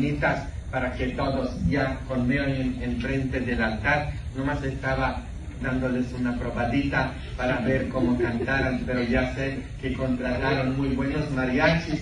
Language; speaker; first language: Spanish; non-native, fluent; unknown